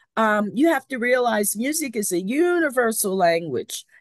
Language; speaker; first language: English; native; English